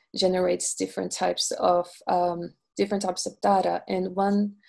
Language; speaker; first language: English; non-native, fluent; Portuguese